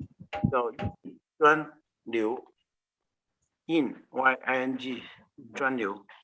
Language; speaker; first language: Chinese; native; Chinese